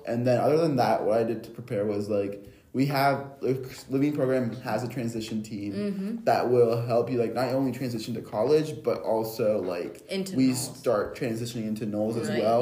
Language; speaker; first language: English; native; English